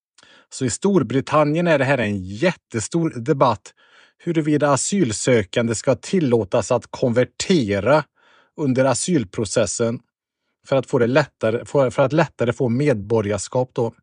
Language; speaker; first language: Swedish; native; Swedish